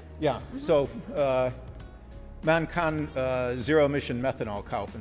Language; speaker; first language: German; non-native, fluent; English